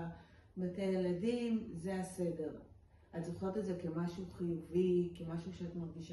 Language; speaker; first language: Hebrew; native; Hebrew